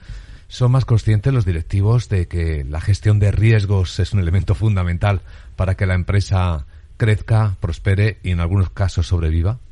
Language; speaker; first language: Spanish; native; Spanish